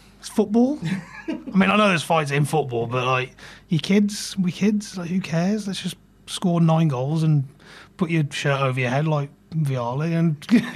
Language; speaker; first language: English; native; English